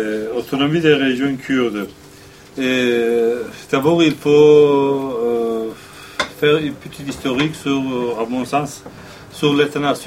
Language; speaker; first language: French; non-native, fluent; Kurdish